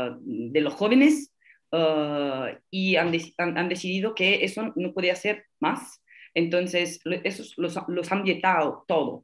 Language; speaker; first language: Spanish; non-native, fluent; Italian